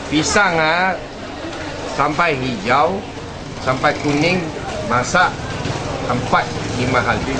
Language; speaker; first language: Indonesian; non-native, local second language; Chinese